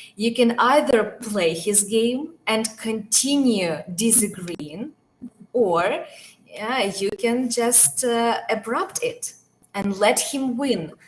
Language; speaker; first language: English; non-native, fluent; Ukrainian